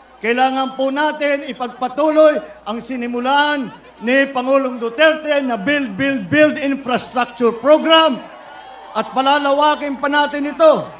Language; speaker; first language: Filipino; native; Filipino